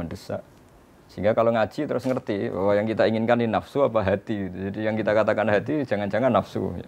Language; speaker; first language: Indonesian; native; Indonesian